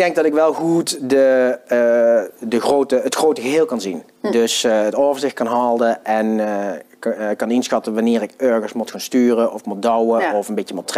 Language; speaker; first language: Dutch; native; Dutch